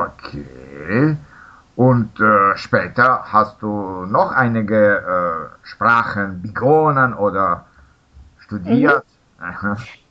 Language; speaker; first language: German; non-native, fluent; Russian